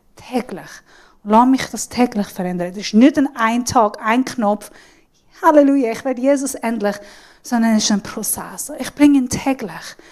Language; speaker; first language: German; non-native, fluent; Persian